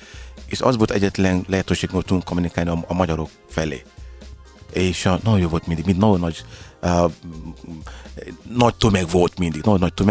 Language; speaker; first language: Hungarian; non-native, learner; Yoruba